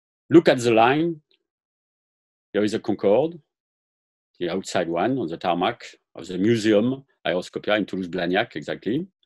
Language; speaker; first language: English; non-native, fluent; French